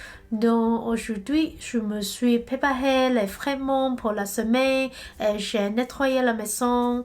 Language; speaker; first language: French; non-native, learner; Cantonese